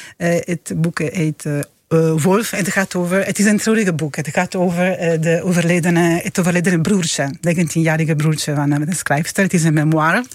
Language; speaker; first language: Dutch; non-native, fluent; Italian